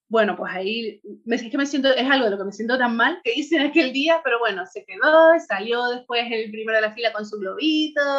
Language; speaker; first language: Spanish; native; Spanish